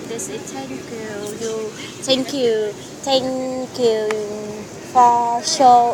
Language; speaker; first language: English; non-native, learner; Vietnamese